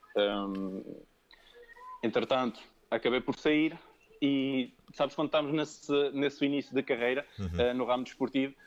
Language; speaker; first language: Portuguese; early bilingual, other home language; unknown